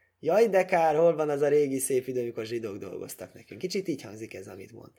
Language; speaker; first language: Hungarian; early bilingual, heritage; Hungarian